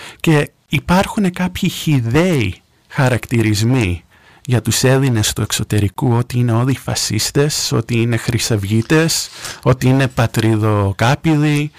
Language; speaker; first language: Greek; early bilingual, heritage; Greek